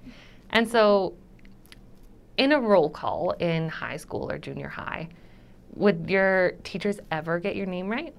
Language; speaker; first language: English; native; English